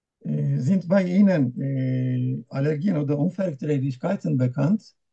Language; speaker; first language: German; non-native, learner; Turkish